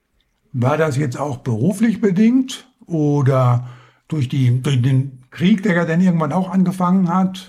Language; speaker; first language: German; native; German